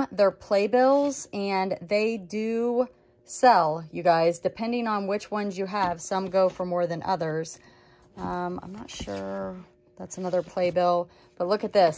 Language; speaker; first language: English; native; English